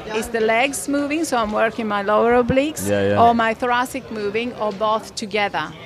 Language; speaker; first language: English; non-native, fluent; Italian